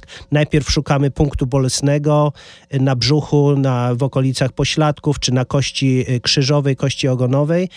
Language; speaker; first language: Polish; native; Polish